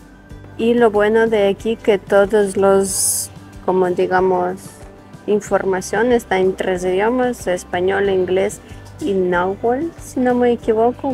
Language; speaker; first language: Spanish; non-native, fluent; Ukrainian